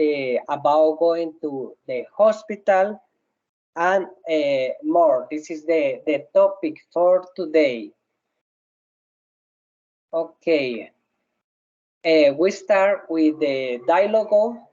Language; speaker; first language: English; non-native, learner; Spanish